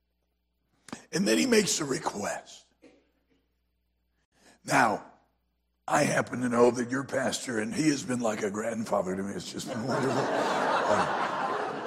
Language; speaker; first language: English; native; English